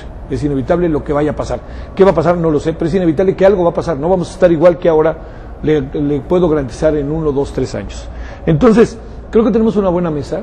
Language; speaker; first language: Spanish; native; Spanish